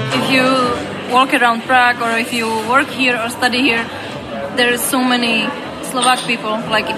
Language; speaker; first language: English; non-native, fluent; Czech